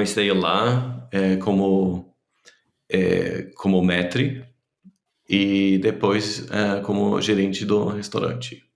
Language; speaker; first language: Portuguese; non-native, fluent; German